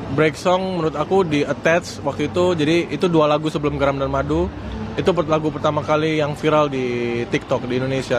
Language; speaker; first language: Indonesian; native; Indonesian